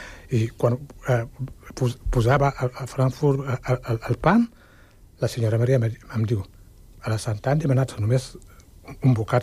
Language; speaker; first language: Catalan; non-native, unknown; Wolof